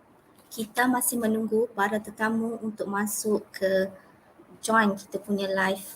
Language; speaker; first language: Malay; native; Malay